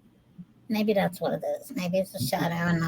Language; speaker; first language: English; native; English